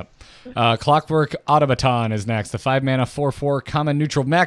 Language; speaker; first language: English; native; English